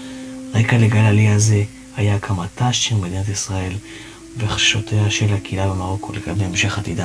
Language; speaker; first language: Hebrew; native; Hebrew